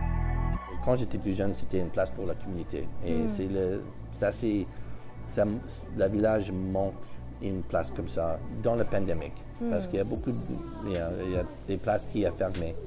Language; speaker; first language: French; early bilingual, heritage; English